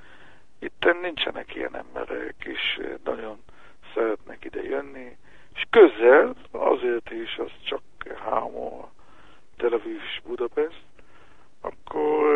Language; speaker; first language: Hungarian; early bilingual, heritage; Hebrew